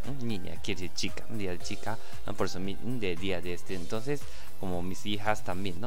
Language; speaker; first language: Spanish; non-native, learner; Japanese